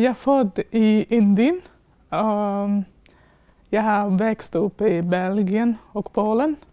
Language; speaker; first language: Swedish; non-native, learner; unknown